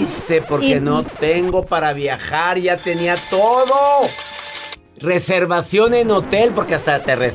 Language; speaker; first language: Spanish; native; Spanish